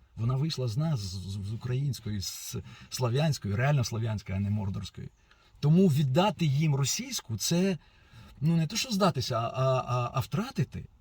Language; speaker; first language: Ukrainian; non-native, local second language; Russian